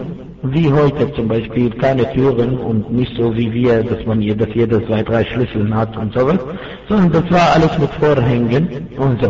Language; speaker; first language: German; non-native, fluent; Arabic